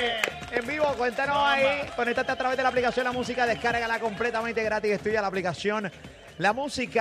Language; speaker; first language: Spanish; native; Spanish